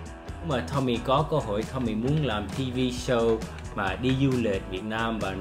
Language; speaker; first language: Vietnamese; early bilingual, heritage; Vietnamese